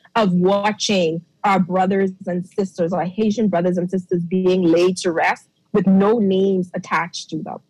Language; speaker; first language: English; early bilingual, other home language; Haitian Creole